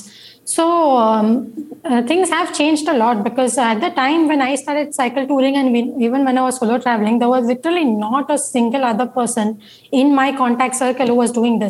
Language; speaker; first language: English; non-native, local second language; Marathi